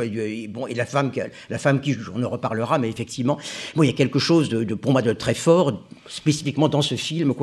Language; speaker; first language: French; native; French